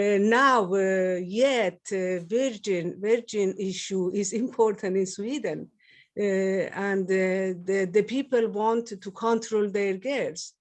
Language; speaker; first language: English; non-native, learner; Persian